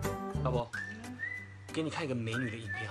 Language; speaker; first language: Chinese; non-native, fluent; Korean